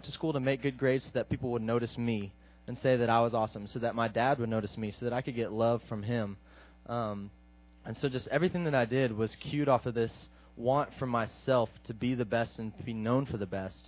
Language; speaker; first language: English; native; English